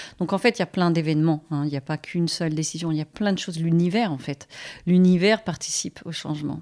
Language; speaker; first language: French; native; French